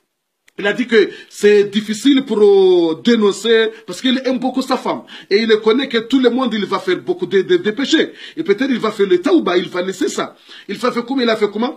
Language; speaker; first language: French; non-native, learner; Comorian